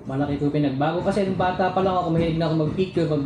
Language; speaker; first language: Filipino; native; Filipino